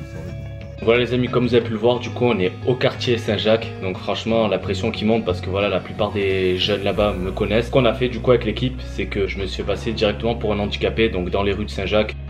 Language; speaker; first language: French; native; French